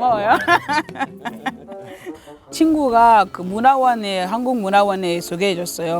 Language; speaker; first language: Korean; non-native, fluent; French